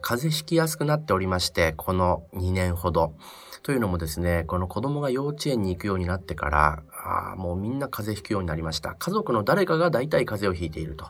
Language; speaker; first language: Japanese; native; Japanese